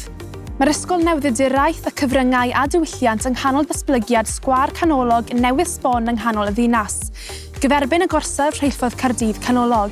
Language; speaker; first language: Welsh; native; Welsh